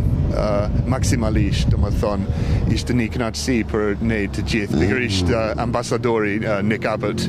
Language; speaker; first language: Albanian; non-native, fluent; English